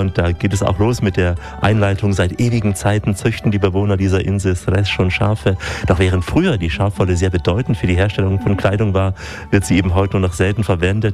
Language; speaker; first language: German; native; German